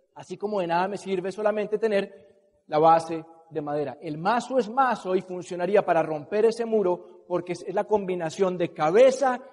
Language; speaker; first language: Spanish; native; Spanish